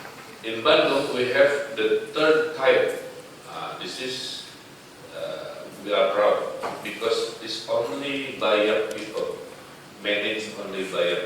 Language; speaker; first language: English; non-native, fluent; Indonesian